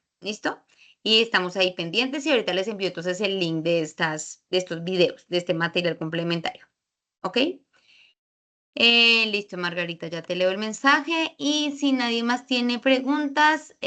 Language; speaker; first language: Spanish; native; Spanish